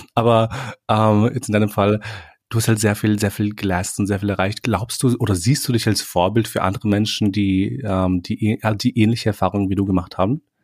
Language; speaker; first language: German; early bilingual, other home language; Albanian